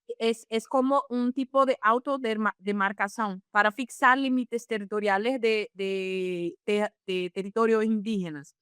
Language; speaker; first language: Spanish; non-native, fluent; Portuguese